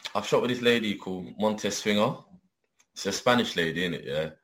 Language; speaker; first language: English; native; English